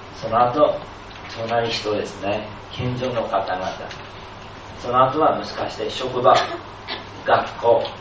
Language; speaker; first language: Japanese; non-native, fluent; English